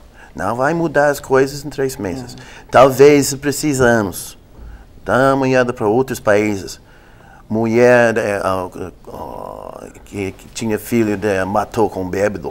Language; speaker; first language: Portuguese; non-native, fluent; English